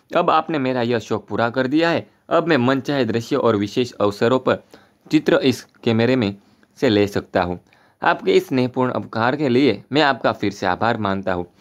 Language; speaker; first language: Hindi; non-native, local second language; Gujarati